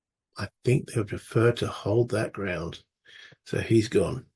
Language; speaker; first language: English; native; English